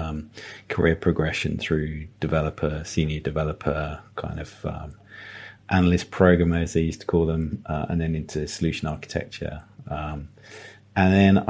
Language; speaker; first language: English; native; English